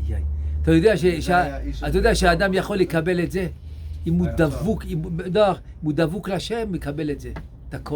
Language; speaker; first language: Hebrew; non-native, fluent; French